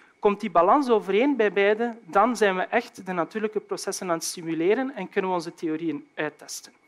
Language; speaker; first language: Dutch; native; Dutch